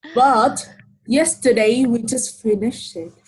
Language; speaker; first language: English; non-native, fluent; Vietnamese